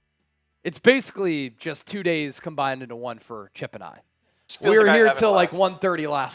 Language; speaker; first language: English; native; English